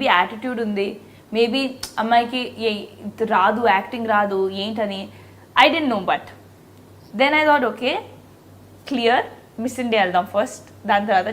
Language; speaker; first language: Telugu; non-native, local second language; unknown